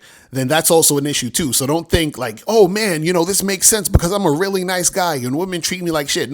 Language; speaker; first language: English; native; English